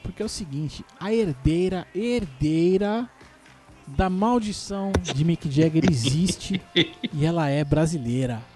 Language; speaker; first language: Portuguese; native; Portuguese